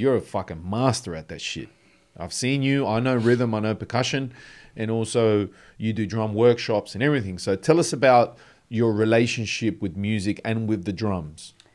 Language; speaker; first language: English; native; English